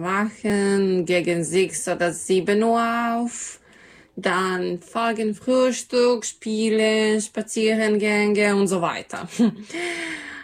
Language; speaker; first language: German; non-native, learner; Serbian